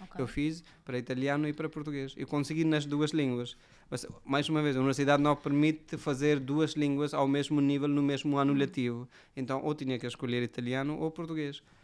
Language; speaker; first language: Portuguese; non-native, fluent; Hindi